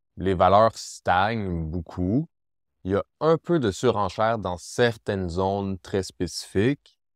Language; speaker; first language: French; native; French